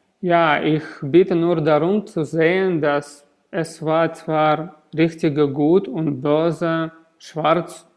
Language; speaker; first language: German; non-native, learner; Russian